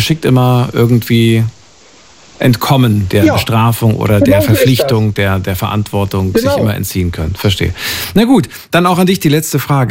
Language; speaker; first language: German; native; German